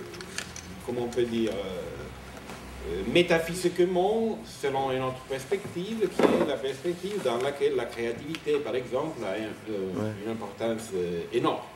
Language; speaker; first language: French; non-native, fluent; Italian